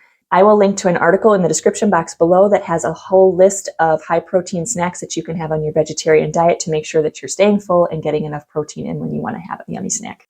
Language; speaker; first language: English; native; English